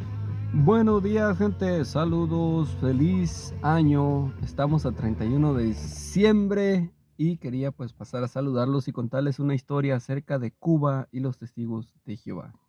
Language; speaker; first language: Spanish; native; Spanish